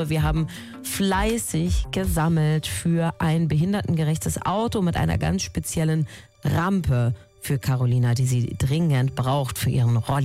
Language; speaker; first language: German; native; German